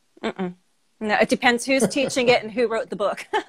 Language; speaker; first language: English; native; English